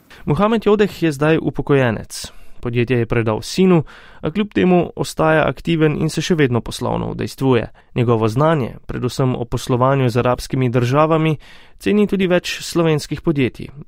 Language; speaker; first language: Slovenian; native; Slovenian